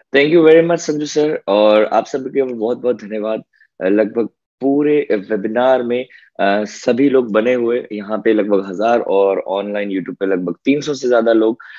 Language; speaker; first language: Hindi; native; Hindi